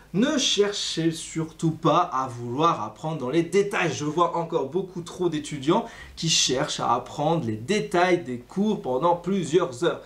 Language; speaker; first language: French; native; French